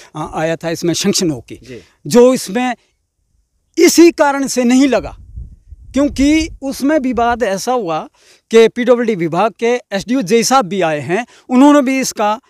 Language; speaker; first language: Hindi; non-native, local second language; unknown